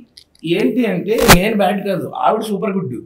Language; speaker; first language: Telugu; native; Telugu